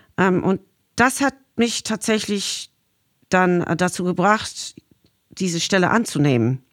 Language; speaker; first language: German; non-native, fluent; English